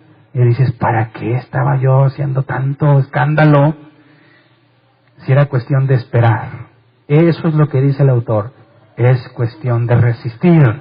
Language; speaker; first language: Spanish; native; Spanish